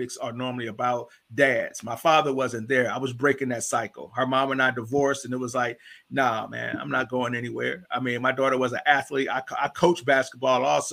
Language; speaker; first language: English; native; English